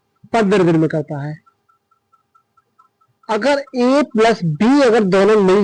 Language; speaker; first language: Hindi; native; Hindi